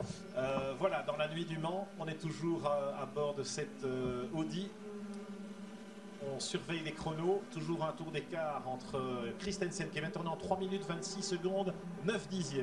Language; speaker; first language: French; native; French